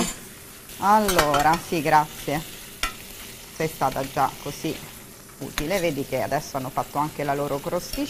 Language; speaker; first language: Italian; native; Italian